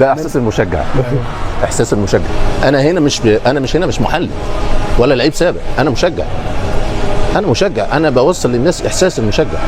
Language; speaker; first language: Arabic; native; Arabic